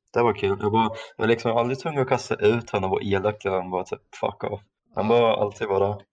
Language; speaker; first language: Swedish; non-native, fluent; German